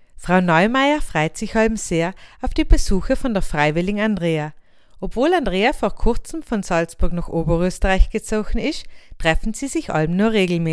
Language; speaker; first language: German; native; German